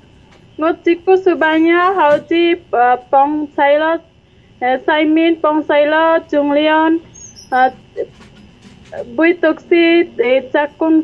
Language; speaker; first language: Chinese; non-native, learner; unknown